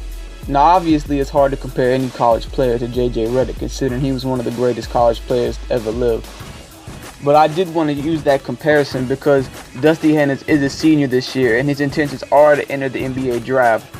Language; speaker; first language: English; native; English